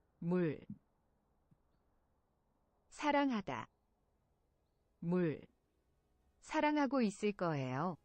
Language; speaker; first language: Korean; non-native, learner; English